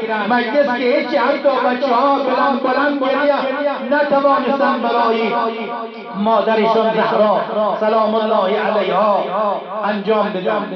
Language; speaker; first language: Persian; native; Persian